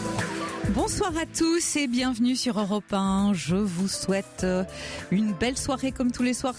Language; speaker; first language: French; native; French